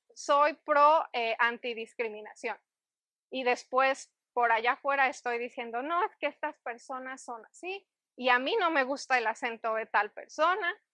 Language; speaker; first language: Spanish; native; Spanish